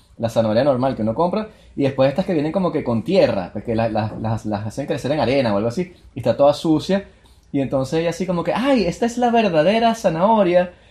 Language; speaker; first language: Spanish; native; Spanish